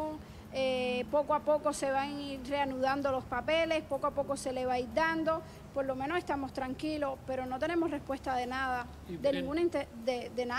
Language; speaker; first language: Spanish; native; Spanish